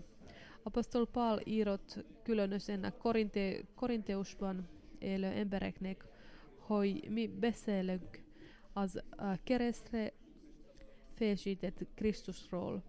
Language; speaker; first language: Hungarian; non-native, fluent; Finnish